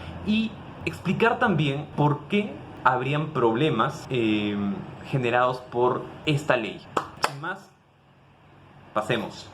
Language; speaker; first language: Spanish; native; Spanish